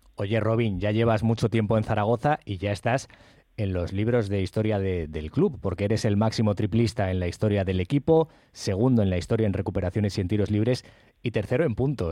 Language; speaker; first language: Spanish; native; Spanish